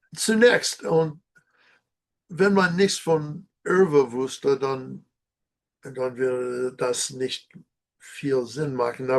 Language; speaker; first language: German; non-native, learner; English